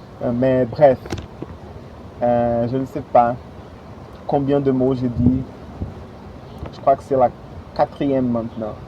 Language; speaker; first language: French; non-native, fluent; Portuguese